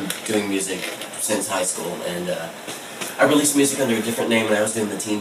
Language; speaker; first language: English; native; English